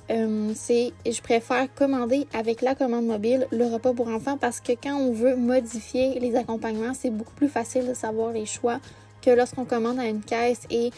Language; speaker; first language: French; native; French